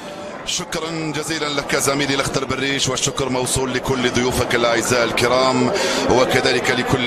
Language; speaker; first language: Arabic; native; Arabic